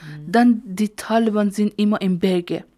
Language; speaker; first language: German; non-native, learner; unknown